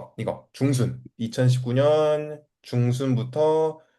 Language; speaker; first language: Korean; non-native, fluent; Cantonese